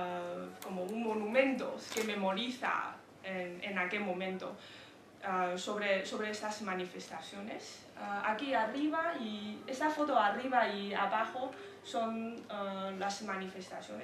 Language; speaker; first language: Spanish; non-native, fluent; Chinese